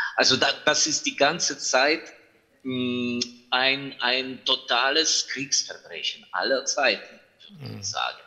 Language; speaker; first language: German; non-native, fluent; Ukrainian